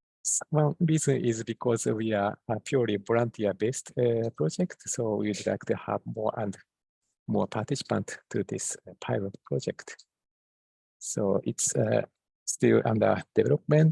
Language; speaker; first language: English; non-native, fluent; Japanese